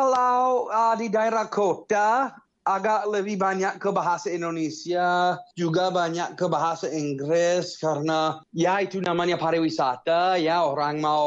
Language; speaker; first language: Indonesian; non-native, fluent; English